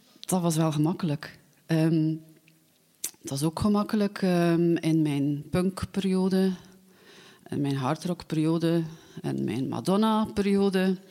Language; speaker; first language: Dutch; native; Dutch